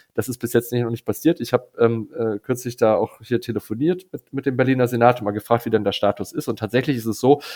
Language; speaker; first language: German; native; German